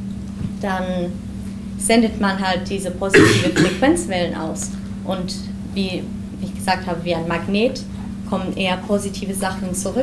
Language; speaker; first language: German; early bilingual, heritage; German